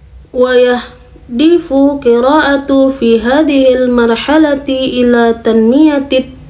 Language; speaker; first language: Arabic; non-native, learner; Indonesian